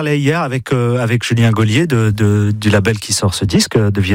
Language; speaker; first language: French; native; French